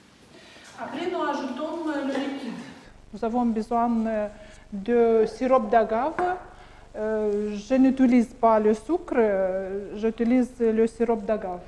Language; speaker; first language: French; non-native, learner; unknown